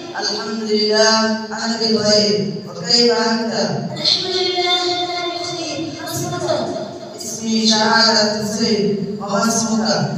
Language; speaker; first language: Arabic; non-native, learner; Bangla